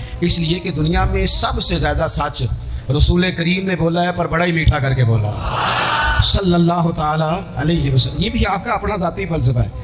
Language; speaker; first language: Urdu; non-native, local second language; Punjabi